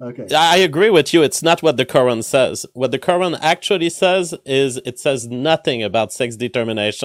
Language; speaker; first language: English; non-native, fluent; French